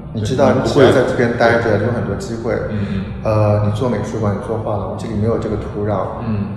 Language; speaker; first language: Chinese; native; Chinese